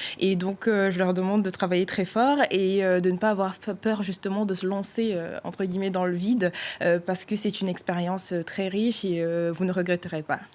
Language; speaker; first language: French; non-native, local second language; Sango